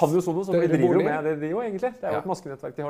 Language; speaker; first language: Norwegian; native; Norwegian